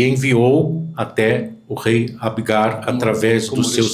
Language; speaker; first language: Portuguese; native; Portuguese